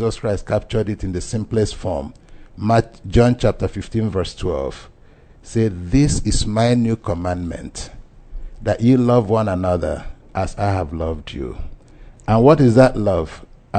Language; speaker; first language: English; non-native, local second language; Igbo